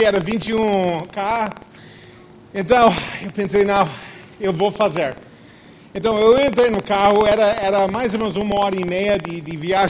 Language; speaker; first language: Portuguese; non-native, fluent; English